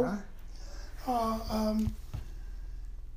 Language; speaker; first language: English; native; English